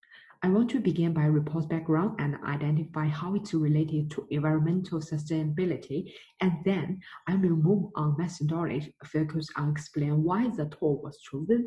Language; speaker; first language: English; non-native, fluent; Chinese